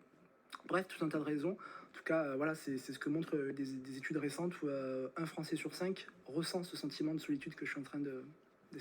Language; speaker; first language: French; native; French